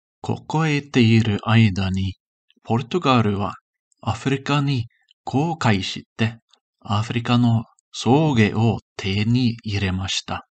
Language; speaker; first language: Japanese; non-native, learner; English